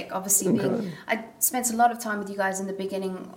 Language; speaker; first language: English; native; English